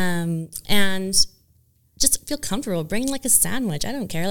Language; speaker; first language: English; native; English